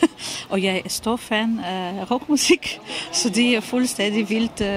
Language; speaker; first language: Danish; non-native, fluent; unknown